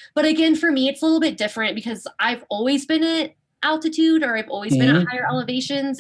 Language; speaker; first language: English; native; English